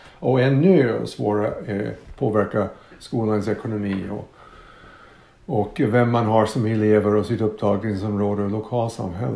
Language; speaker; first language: Swedish; non-native, fluent; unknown